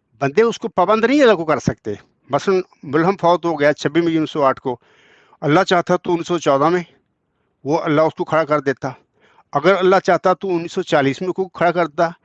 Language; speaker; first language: Urdu; non-native, local second language; Punjabi